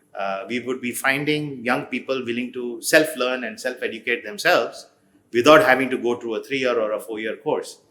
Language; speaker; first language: English; non-native, fluent; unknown